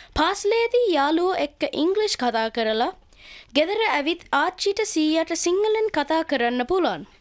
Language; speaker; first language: Sinhala; early bilingual, heritage; Sinhala